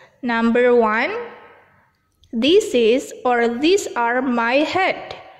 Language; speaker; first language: English; non-native, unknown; Indonesian